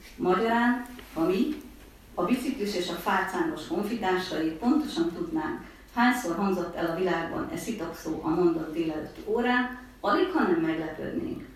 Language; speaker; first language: Hungarian; native; Hungarian